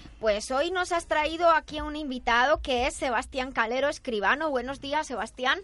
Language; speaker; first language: Spanish; native; Spanish